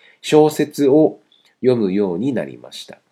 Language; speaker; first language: Japanese; non-native, fluent; Chinese